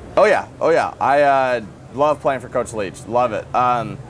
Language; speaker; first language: English; native; English